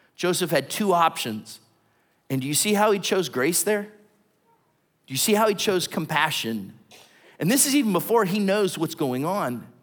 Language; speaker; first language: English; native; English